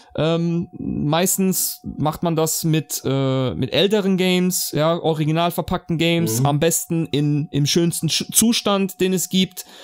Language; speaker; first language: German; native; German